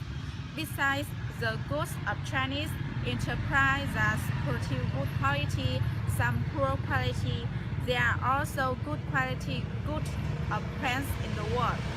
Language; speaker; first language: English; non-native, learner; Vietnamese